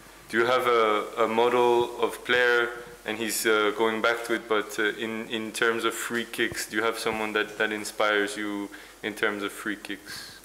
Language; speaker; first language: English; non-native, fluent; French